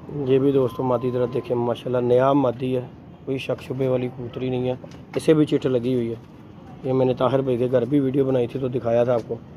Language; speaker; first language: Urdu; non-native, local second language; Punjabi